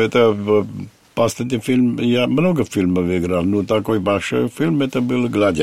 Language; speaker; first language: Russian; non-native, local second language; Armenian